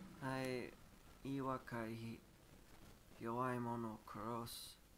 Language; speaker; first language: Japanese; non-native, learner; English